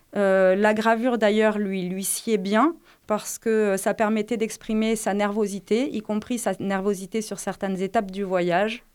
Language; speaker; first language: French; native; French